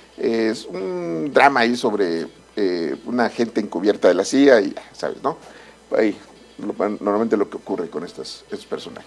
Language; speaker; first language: Spanish; native; Spanish